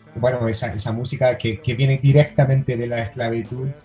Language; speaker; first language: Spanish; non-native, fluent; English